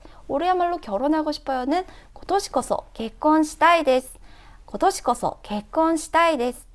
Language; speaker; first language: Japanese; non-native, fluent; Korean